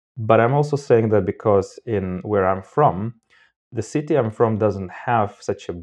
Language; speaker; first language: English; non-native, fluent; Romanian